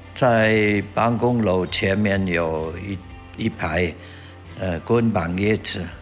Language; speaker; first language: Chinese; non-native, fluent; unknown